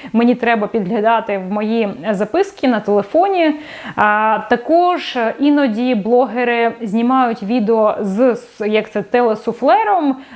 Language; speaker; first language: Ukrainian; non-native, local second language; Russian